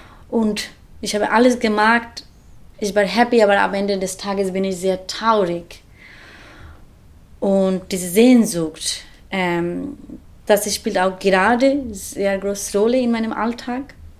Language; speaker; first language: German; non-native, fluent; Bangla